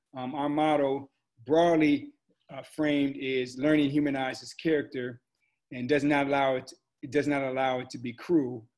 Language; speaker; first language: English; native; English